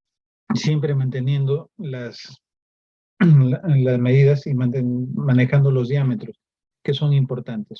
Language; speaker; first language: Spanish; native; Spanish